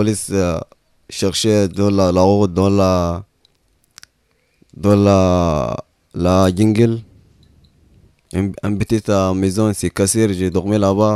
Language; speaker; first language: French; non-native, learner; Arabic